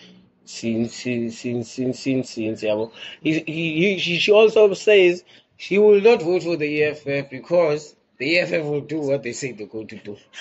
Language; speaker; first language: English; non-native, local second language; Xhosa